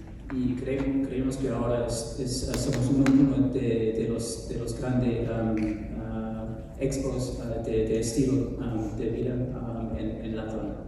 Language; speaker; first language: Spanish; non-native, fluent; English